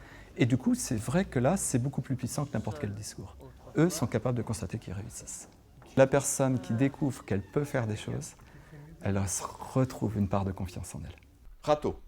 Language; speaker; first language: French; native; French